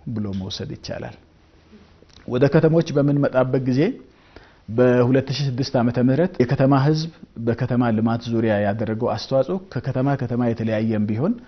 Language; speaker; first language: Amharic; non-native, local second language; Wolaytta